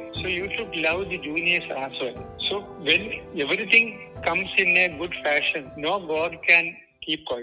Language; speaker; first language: English; non-native, local second language; Malayalam